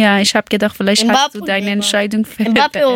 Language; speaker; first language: German; non-native, learner; Persian